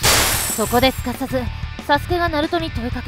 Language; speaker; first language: Japanese; native; Japanese